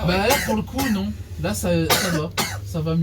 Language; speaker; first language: French; native; French